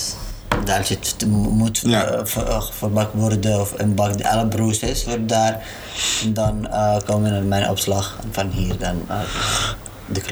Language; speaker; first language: Dutch; non-native, learner; Arabic